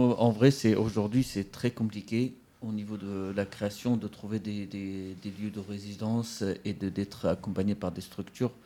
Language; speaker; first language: French; non-native, fluent; Central Kurdish